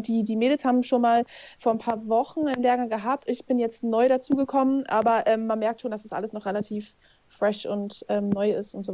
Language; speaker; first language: German; native; German